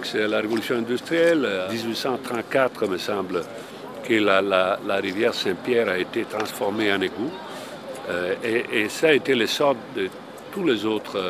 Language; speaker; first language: French; non-native, fluent; Italian